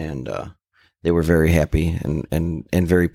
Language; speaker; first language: English; native; English